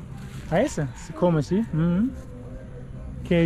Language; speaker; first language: Spanish; non-native, fluent; German